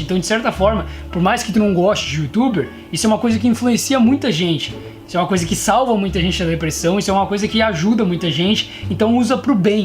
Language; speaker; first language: Portuguese; native; Portuguese